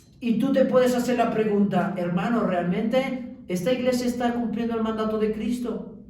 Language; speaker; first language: Spanish; early bilingual, other home language; Romanian